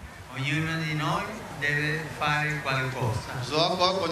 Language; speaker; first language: Italian; early bilingual, heritage; Spanish